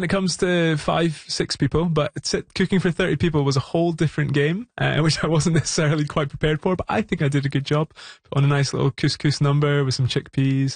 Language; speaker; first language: English; native; English